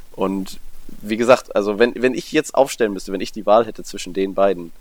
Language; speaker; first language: German; native; German